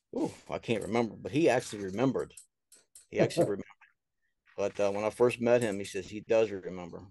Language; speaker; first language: English; native; English